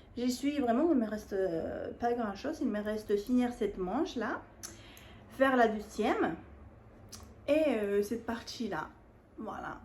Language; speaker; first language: French; non-native, fluent; Spanish